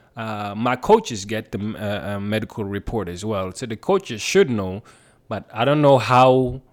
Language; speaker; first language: English; non-native, fluent; Swedish